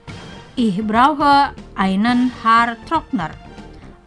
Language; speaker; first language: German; non-native, fluent; Indonesian